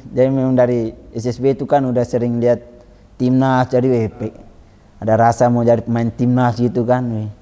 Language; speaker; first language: Indonesian; native; Indonesian